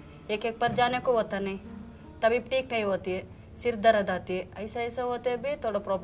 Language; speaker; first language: Hindi; non-native, local second language; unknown